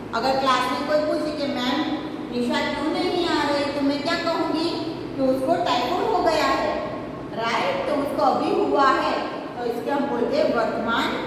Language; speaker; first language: Hindi; non-native, local second language; Gujarati